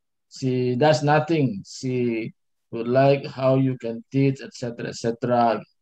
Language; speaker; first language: English; non-native, fluent; Indonesian